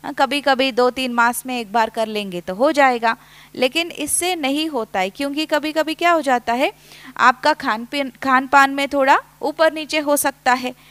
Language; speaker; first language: Hindi; non-native, local second language; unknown